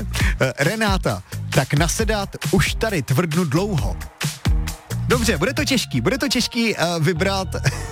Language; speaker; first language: Czech; native; Czech